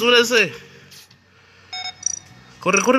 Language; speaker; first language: Spanish; native; Spanish